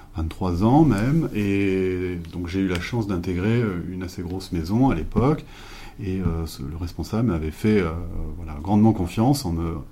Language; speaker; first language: French; native; French